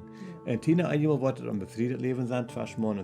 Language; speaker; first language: German; non-native, learner; Plautdietsch